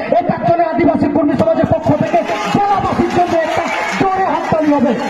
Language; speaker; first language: Bangla; non-native, local second language; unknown